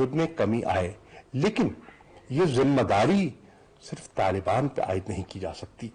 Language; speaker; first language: Urdu; native; Urdu